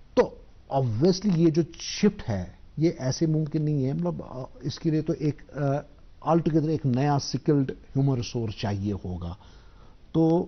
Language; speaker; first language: Hindi; non-native, local second language; Kashmiri